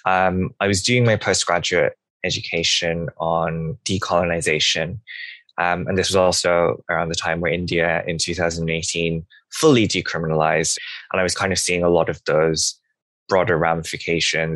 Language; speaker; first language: English; non-native, local second language; Bangla